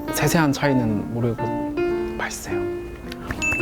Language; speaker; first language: Korean; native; Korean